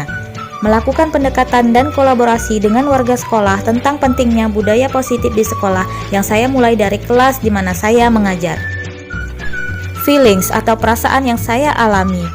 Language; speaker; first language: Indonesian; native; Indonesian